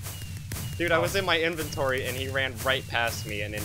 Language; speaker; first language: English; native; English